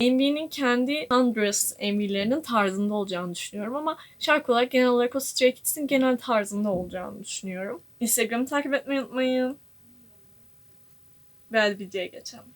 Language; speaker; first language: Turkish; native; Turkish